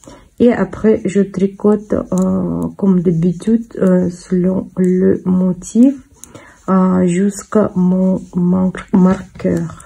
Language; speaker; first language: French; non-native, fluent; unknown